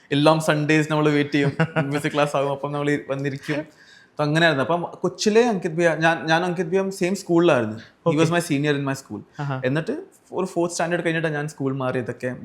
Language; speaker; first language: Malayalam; early bilingual, heritage; Malayalam